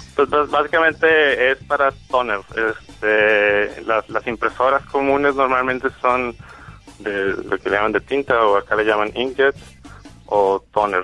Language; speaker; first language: Spanish; native; Spanish